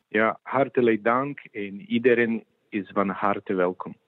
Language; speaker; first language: Dutch; non-native, fluent; Ukrainian